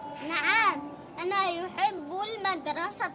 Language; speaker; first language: Arabic; non-native, learner; Bangla